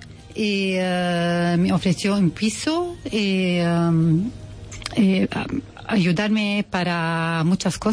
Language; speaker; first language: Spanish; non-native, learner; Arabic